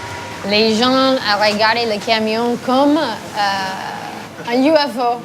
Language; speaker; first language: French; non-native, fluent; English